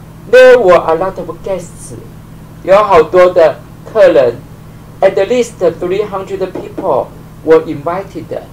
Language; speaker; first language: English; non-native, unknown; Chinese